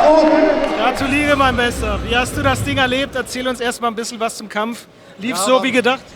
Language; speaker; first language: German; native; German